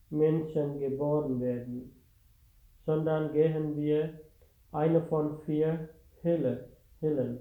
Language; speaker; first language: German; non-native, fluent; Sinhala